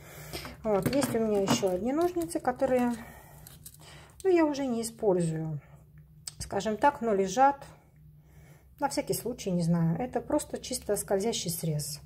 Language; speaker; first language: Russian; native; Russian